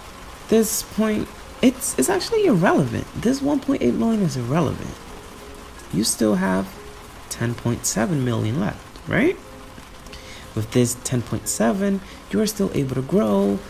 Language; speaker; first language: English; native; English